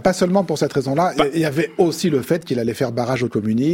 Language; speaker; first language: French; native; French